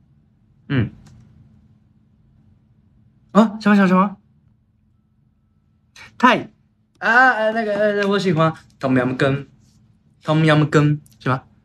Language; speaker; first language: Chinese; non-native, learner; Japanese